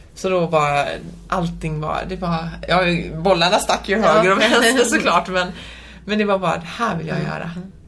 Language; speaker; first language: Swedish; early bilingual, other home language; Polish